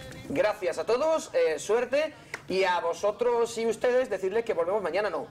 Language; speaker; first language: Spanish; native; Spanish